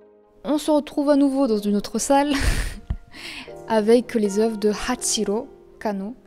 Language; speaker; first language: French; native; French